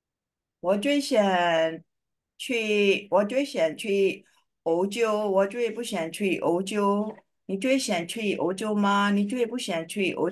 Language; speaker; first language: Chinese; non-native, learner; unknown